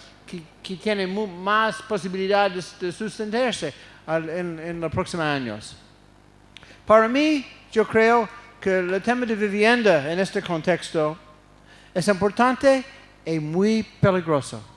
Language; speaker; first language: Spanish; non-native, fluent; English